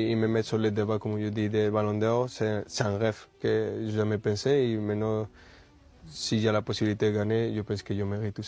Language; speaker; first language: French; non-native, fluent; Spanish